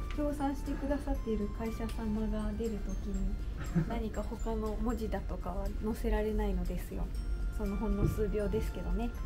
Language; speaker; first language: Japanese; native; Japanese